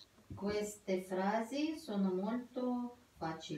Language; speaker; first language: Italian; non-native, learner; Russian